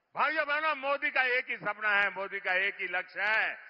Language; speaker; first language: Hindi; non-native, local second language; Gujarati